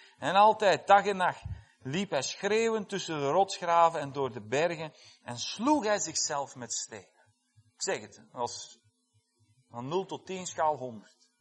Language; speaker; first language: Dutch; non-native, fluent; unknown